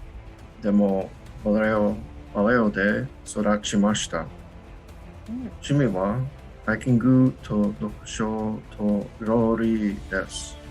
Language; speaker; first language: Japanese; non-native, learner; English